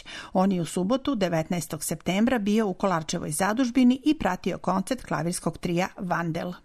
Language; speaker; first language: Serbian; native; Serbian